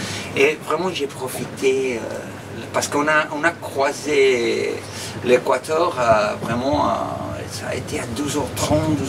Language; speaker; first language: French; non-native, fluent; Spanish